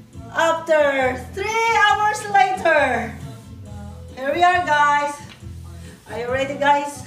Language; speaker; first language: English; non-native, fluent; Filipino